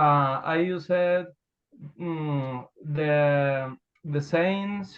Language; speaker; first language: English; non-native, learner; Spanish